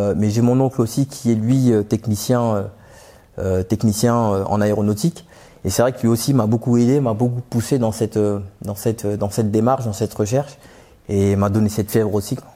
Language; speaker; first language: French; native; French